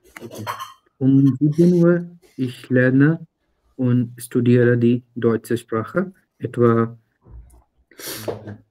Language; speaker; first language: German; non-native, learner; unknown